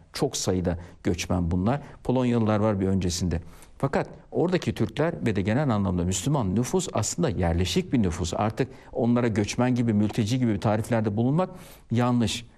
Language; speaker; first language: Turkish; early bilingual, heritage; Turkish